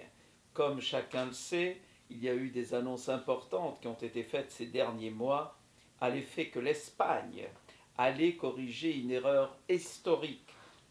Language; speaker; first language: French; native; French